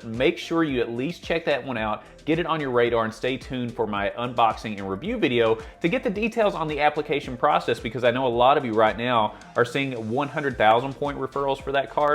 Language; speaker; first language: English; native; English